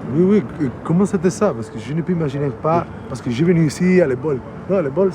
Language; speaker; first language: French; non-native, learner; Spanish